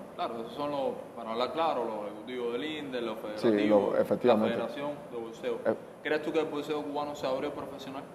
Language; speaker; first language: Spanish; native; Spanish